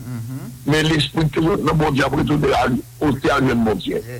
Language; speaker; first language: French; non-native, local second language; Haitian Creole